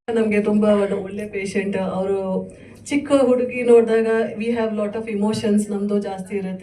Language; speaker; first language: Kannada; non-native, fluent; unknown